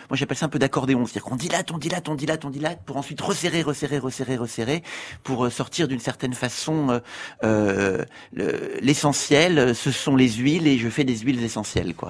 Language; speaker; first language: French; native; French